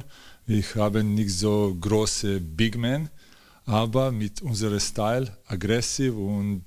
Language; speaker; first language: German; non-native, learner; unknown